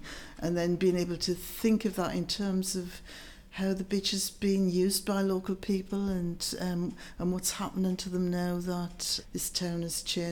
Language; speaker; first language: English; native; English